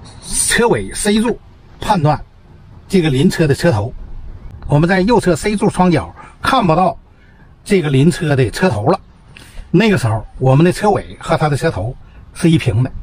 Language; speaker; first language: Chinese; native; Chinese